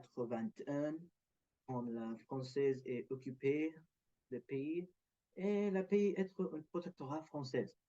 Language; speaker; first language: French; non-native, learner; Arabic